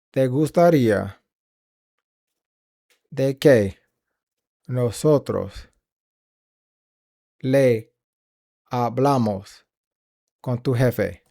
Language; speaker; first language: Spanish; non-native, learner; English